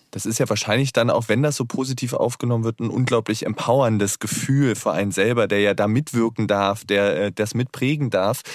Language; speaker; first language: German; native; German